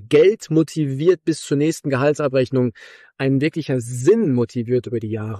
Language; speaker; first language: German; native; German